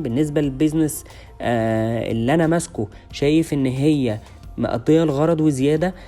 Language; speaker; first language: Arabic; native; Arabic